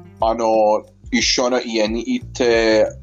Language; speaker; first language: Japanese; non-native, fluent; Persian